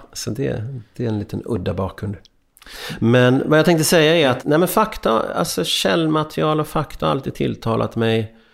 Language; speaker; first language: Swedish; early bilingual, other home language; Hungarian